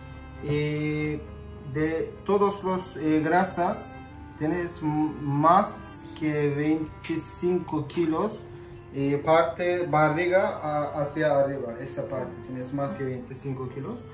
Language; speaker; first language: Spanish; non-native, fluent; Turkish